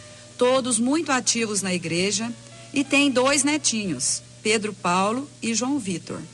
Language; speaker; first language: Portuguese; native; Portuguese